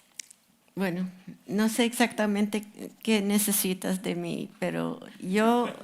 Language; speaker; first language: Spanish; non-native, fluent; English